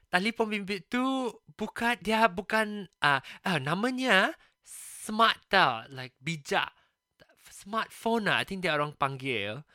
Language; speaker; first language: Malay; non-native, local second language; Chinese